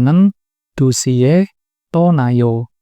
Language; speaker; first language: Korean; non-native, fluent; Indonesian